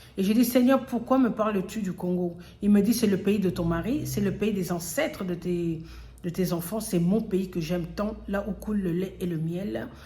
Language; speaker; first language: French; early bilingual, other home language; Lingala